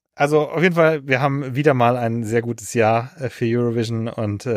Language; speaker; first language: German; native; German